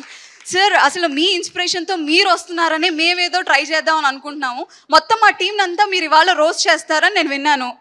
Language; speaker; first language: Telugu; native; Telugu